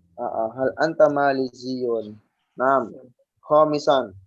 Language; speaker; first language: Arabic; non-native, fluent; Indonesian